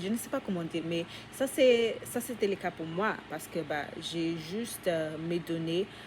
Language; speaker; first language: French; non-native, learner; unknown